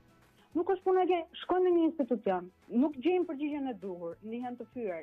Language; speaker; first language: Albanian; native; Albanian